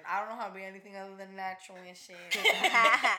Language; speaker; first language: English; early bilingual, other home language; Spanish